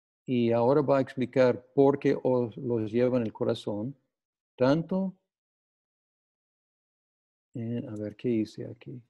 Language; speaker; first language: Spanish; non-native, fluent; English